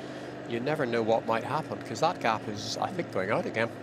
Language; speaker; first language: English; native; English